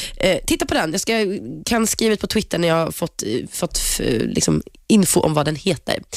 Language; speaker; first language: Swedish; native; Swedish